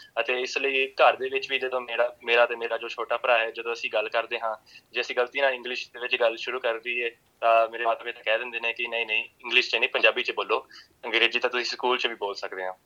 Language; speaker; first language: Punjabi; early bilingual, heritage; Punjabi